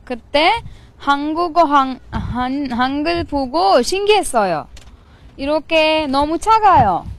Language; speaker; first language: Korean; non-native, learner; Sinhala